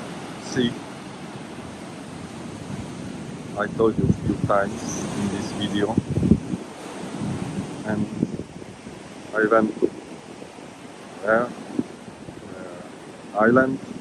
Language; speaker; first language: English; non-native, learner; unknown